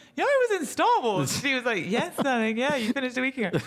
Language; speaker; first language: English; native; English